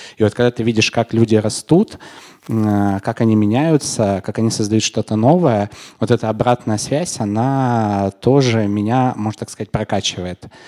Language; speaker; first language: Russian; native; Russian